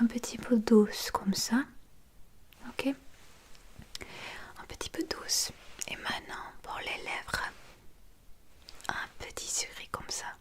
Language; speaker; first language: French; non-native, learner; English